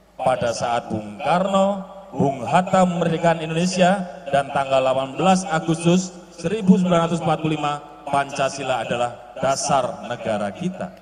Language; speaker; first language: Indonesian; non-native, local second language; Javanese